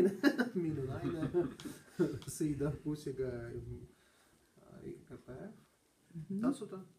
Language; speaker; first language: Estonian; non-native, learner; Russian